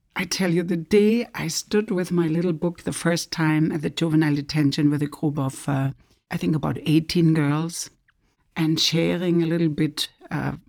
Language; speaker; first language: English; non-native, fluent; German